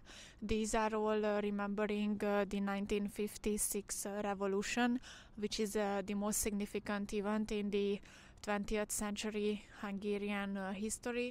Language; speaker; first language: English; non-native, fluent; Hungarian